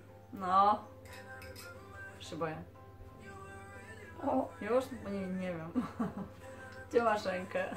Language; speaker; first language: Polish; native; Polish